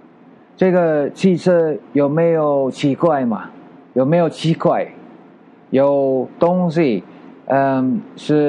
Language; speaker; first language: Chinese; non-native, learner; Filipino